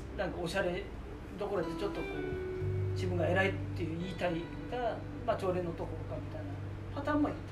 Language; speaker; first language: Japanese; non-native, fluent; Korean